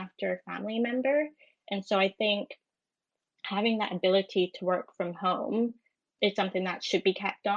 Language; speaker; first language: English; native; English